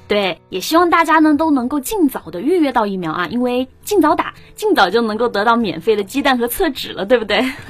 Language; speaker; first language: Chinese; native; Chinese